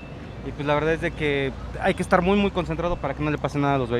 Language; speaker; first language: Spanish; native; Spanish